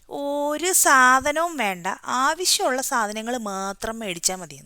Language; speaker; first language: Malayalam; native; Malayalam